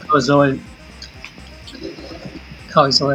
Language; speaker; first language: Japanese; non-native, learner; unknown